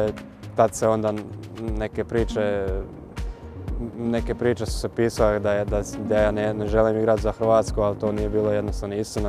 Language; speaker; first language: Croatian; early bilingual, heritage; Croatian